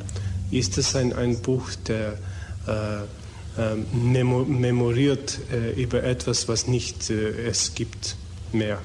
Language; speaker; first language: German; non-native, learner; Serbian